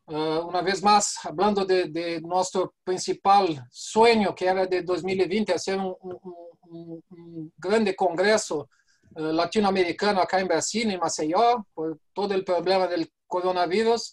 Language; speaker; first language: Spanish; non-native, fluent; Portuguese